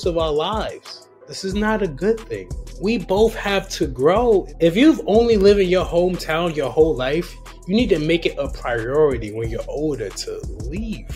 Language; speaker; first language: English; native; English